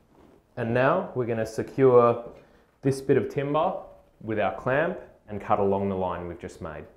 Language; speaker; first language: English; native; English